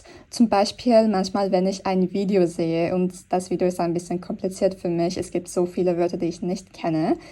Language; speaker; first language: German; non-native, fluent; Turkish